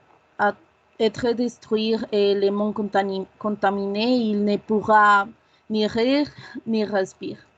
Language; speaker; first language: French; non-native, learner; Spanish